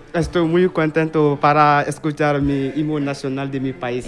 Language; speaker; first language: Spanish; non-native, learner; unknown